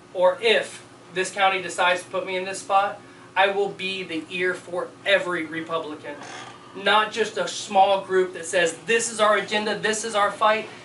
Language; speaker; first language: English; native; English